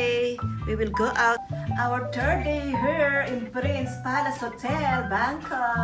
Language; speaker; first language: English; non-native, local second language; Filipino